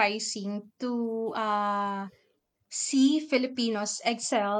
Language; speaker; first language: English; non-native, local second language; Filipino